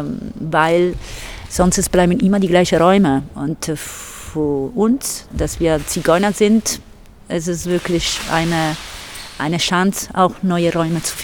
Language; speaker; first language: German; non-native, fluent; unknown